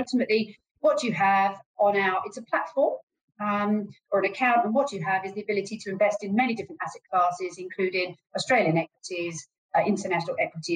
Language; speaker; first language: English; native; English